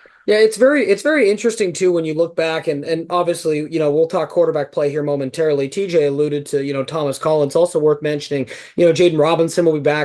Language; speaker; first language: English; native; English